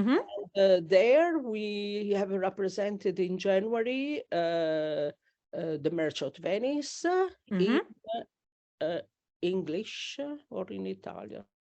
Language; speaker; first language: English; non-native, learner; Italian